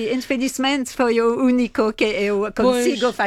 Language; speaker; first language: Portuguese; non-native, fluent; French